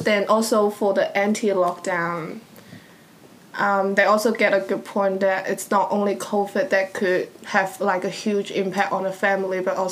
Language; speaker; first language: English; non-native, fluent; Cantonese